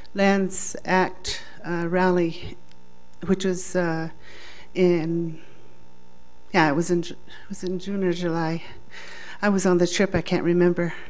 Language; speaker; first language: English; native; English